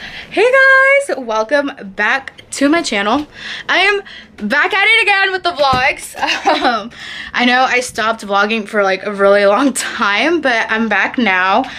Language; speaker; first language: English; early bilingual, other home language; Spanish